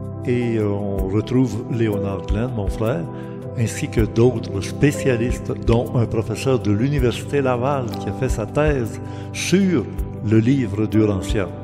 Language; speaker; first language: French; native; French